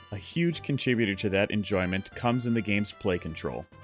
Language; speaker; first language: English; native; English